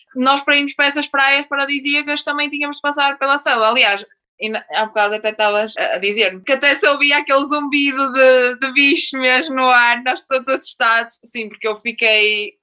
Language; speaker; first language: Portuguese; native; Portuguese